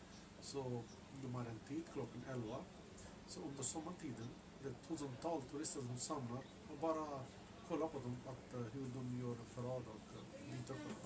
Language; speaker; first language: Swedish; non-native, learner; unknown